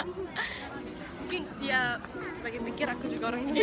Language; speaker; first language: Indonesian; non-native, learner; Korean